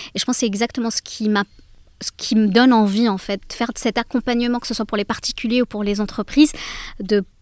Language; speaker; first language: French; native; French